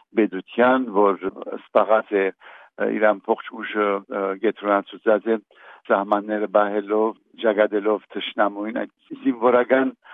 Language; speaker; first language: Armenian; native; Armenian